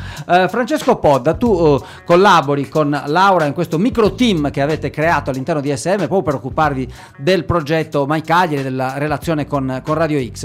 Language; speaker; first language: Italian; native; Italian